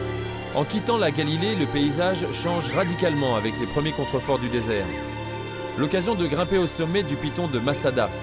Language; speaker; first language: French; native; French